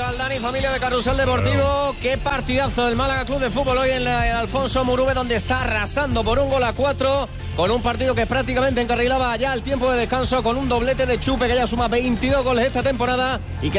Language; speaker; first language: Spanish; native; Spanish